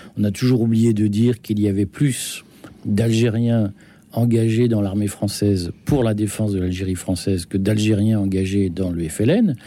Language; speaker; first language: French; native; French